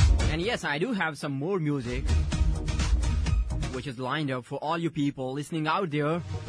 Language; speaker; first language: English; non-native, local second language; Hindi